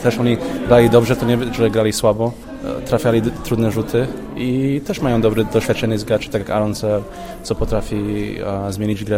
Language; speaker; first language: Polish; non-native, learner; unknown